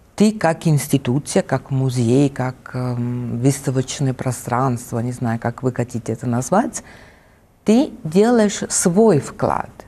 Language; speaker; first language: Russian; non-native, fluent; Italian